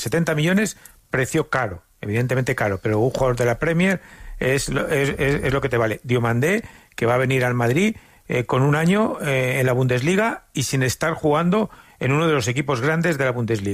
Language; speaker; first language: Spanish; native; Spanish